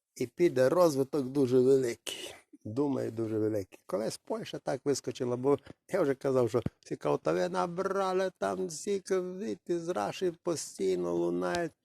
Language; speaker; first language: Ukrainian; non-native, local second language; Russian